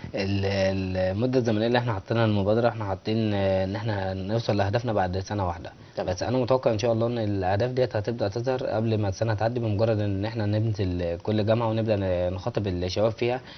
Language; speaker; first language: Egyptian Arabic; native; Egyptian Arabic